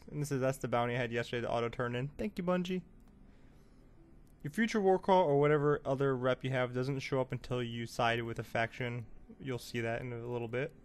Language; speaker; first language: English; native; English